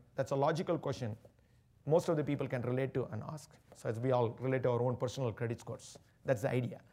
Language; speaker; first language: English; non-native, local second language; Tamil